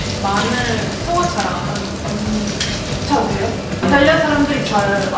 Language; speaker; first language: Korean; non-native, learner; Italian